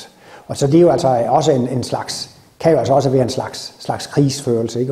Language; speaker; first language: Danish; native; Danish